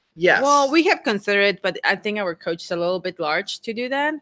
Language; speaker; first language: English; non-native, fluent; Spanish